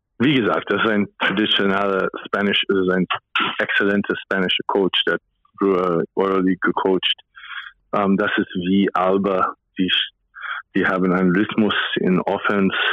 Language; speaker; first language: German; non-native, fluent; English